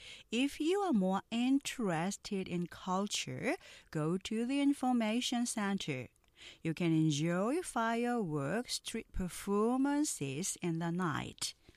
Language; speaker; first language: English; non-native, fluent; Korean